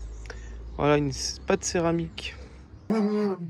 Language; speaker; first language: French; native; French